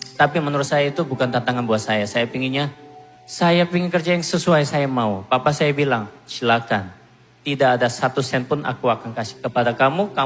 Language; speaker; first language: Indonesian; non-native, fluent; Korean